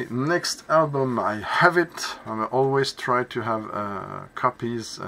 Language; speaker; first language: English; non-native, fluent; French